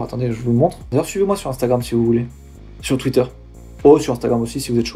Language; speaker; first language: French; native; French